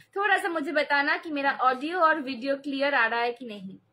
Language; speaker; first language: Hindi; non-native, local second language; Bangla